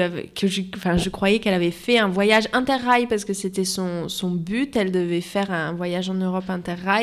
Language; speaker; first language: French; native; French